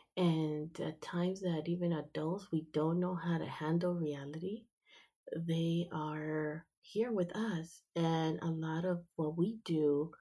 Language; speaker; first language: English; early bilingual, other home language; Spanish